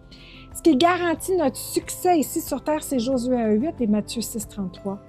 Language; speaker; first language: French; native; French